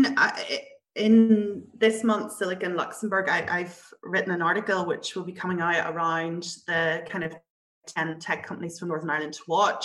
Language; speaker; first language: English; native; English